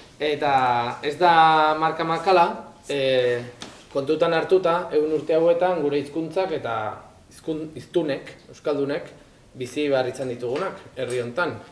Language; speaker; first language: Basque; native; Basque